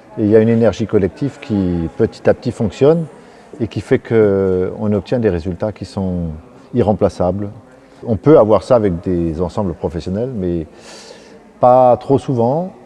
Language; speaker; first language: French; native; French